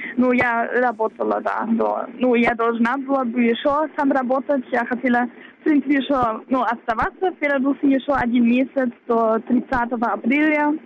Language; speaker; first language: Russian; non-native, fluent; German